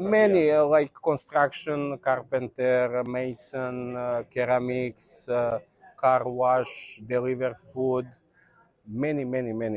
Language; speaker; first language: English; non-native, learner; Serbian